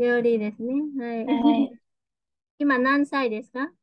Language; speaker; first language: Japanese; non-native, fluent; Vietnamese